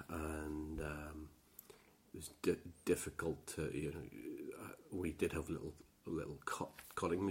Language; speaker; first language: English; native; English